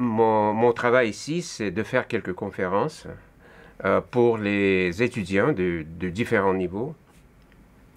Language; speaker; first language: French; non-native, fluent; Russian